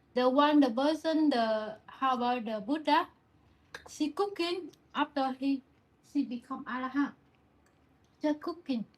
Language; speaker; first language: English; non-native, learner; Vietnamese